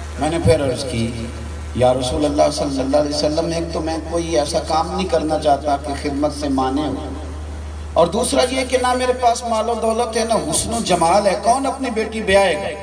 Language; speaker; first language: Urdu; non-native, local second language; Punjabi